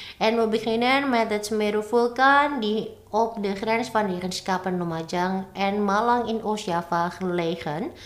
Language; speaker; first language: Dutch; non-native, fluent; Indonesian